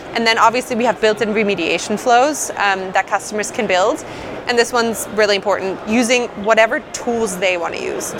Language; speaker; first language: English; non-native, fluent; German